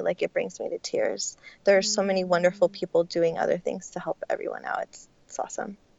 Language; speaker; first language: English; early bilingual, other home language; Spanish